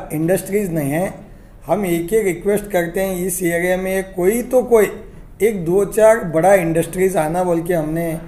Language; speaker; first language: Hindi; non-native, local second language; Kannada